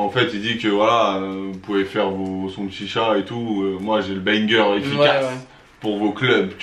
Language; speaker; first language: French; native; French